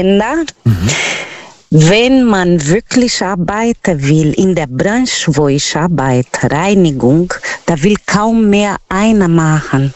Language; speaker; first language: German; non-native, fluent; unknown